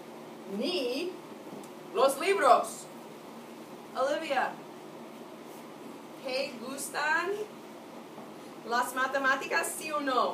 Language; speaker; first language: Spanish; non-native, fluent; English